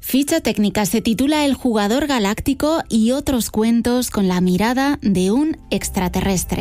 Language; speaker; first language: Spanish; native; Spanish